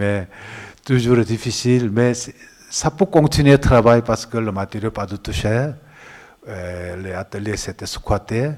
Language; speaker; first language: French; non-native, learner; Korean